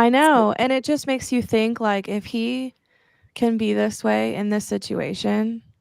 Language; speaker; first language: English; native; English